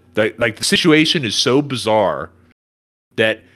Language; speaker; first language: English; native; English